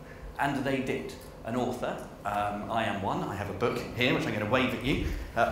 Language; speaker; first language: English; native; English